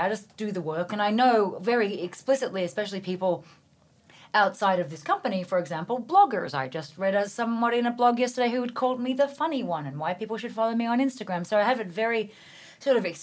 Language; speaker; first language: English; native; English